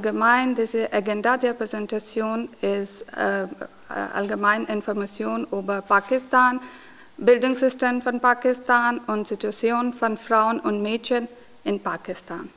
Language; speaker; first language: German; non-native, learner; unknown